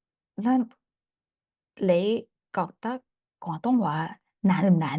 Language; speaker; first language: Cantonese; non-native, learner; English